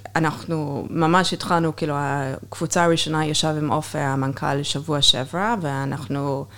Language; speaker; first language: Hebrew; non-native, fluent; English